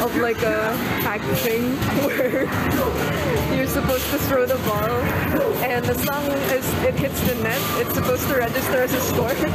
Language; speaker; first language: English; native; English